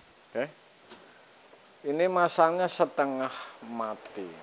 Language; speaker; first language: Indonesian; native; Indonesian